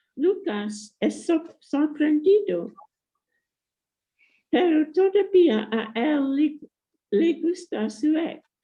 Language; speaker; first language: Spanish; non-native, fluent; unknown